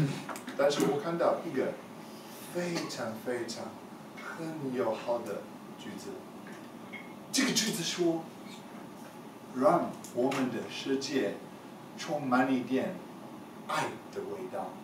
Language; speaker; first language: Chinese; non-native, learner; English